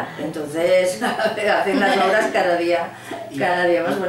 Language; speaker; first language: Spanish; native; Spanish